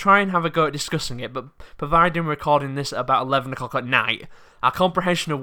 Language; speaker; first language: English; native; English